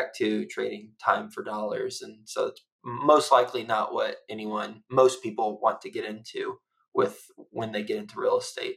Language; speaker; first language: English; native; English